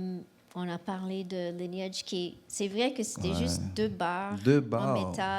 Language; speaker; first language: French; non-native, local second language; English